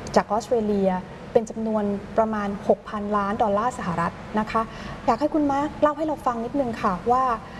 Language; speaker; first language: Thai; native; Thai